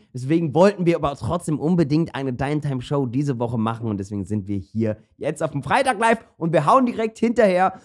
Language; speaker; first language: German; early bilingual, other home language; Turkish